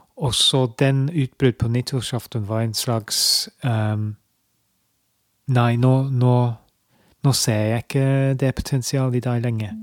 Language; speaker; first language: Norwegian; non-native, fluent; English